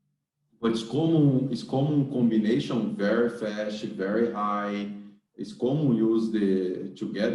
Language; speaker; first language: English; non-native, learner; Portuguese